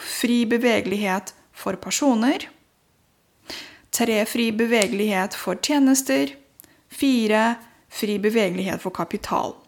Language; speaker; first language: Norwegian; non-native, fluent; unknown